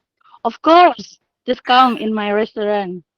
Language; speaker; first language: English; non-native, learner; Indonesian